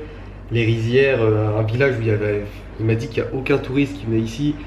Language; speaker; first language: French; native; French